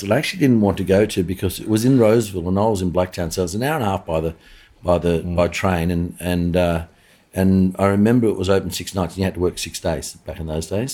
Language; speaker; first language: English; native; English